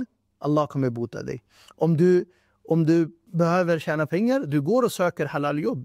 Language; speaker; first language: Swedish; non-native, fluent; Urdu